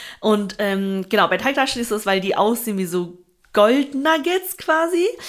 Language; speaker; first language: German; early bilingual, other home language; Chinese